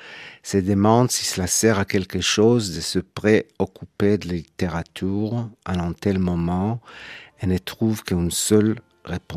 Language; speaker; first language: French; non-native, fluent; Hebrew